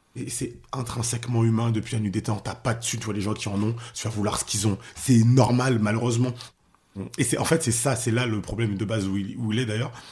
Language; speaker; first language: French; early bilingual, other home language; Haitian Creole